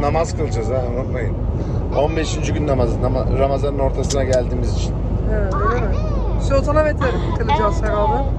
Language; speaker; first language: Turkish; early bilingual, heritage; Turkish